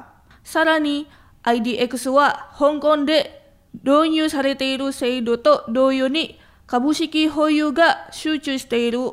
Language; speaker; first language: Japanese; non-native, fluent; Indonesian